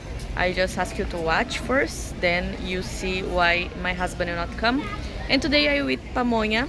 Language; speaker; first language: English; non-native, learner; Portuguese